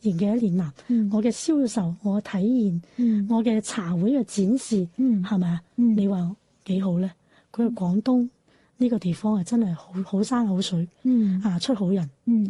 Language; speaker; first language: Cantonese; native; Cantonese